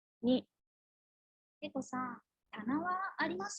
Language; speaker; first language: Japanese; non-native, learner; Indonesian